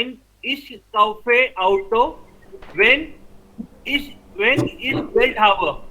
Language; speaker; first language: German; non-native, learner; Hindi